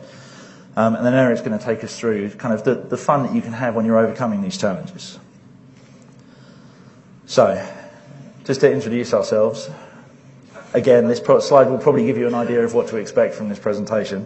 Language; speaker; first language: English; native; English